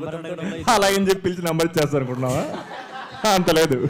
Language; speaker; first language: Telugu; native; Telugu